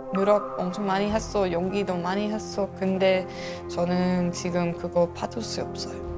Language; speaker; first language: Korean; non-native, learner; English